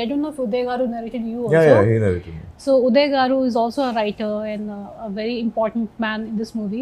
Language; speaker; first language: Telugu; non-native, local second language; Hindi